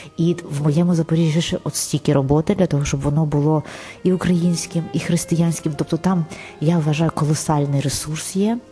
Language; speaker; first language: Ukrainian; non-native, local second language; Russian